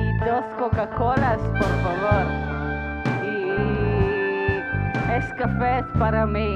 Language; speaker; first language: Spanish; non-native, learner; Hebrew